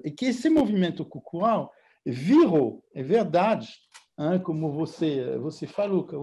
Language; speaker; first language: Portuguese; non-native, fluent; French